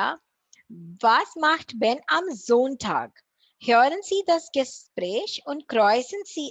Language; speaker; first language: German; non-native, learner; Tamil